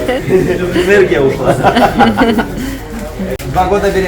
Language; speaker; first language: Russian; native; Russian